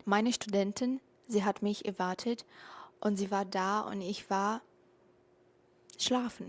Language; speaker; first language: German; non-native, learner; Portuguese